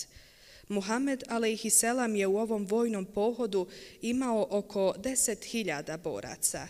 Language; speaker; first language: Bosnian; native; Bosnian